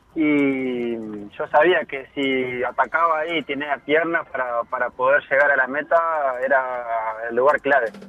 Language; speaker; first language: Spanish; native; Spanish